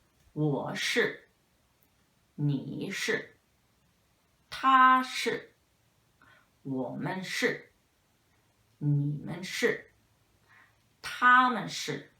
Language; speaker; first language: Chinese; non-native, fluent; English